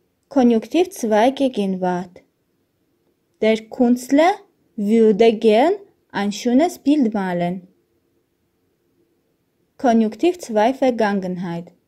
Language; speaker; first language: German; non-native, fluent; Armenian